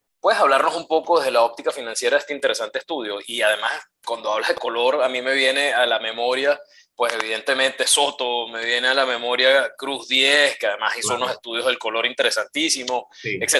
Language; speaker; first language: Spanish; native; Spanish